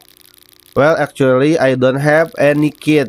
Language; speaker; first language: English; non-native, learner; Indonesian